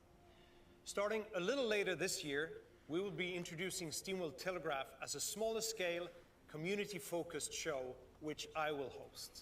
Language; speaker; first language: English; non-native, fluent; Swedish